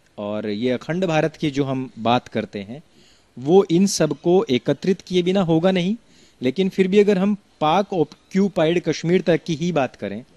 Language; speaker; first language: Hindi; native; Hindi